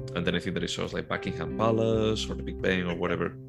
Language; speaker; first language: English; non-native, fluent; Galician